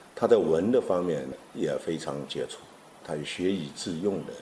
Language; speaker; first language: Chinese; native; Chinese